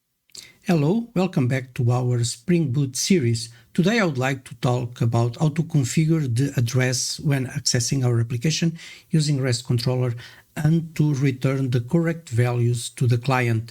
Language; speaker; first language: English; non-native, fluent; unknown